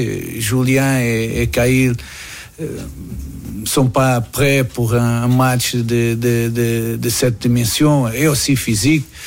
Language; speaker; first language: French; non-native, learner; Portuguese